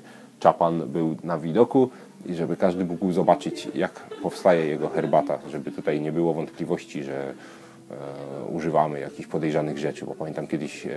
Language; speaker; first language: Polish; native; Polish